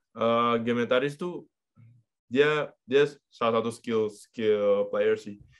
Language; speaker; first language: Indonesian; native; Indonesian